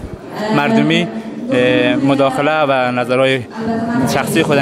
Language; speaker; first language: Persian; native; Persian